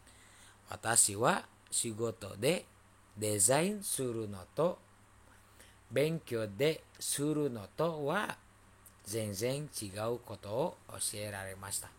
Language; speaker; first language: Japanese; non-native, fluent; Indonesian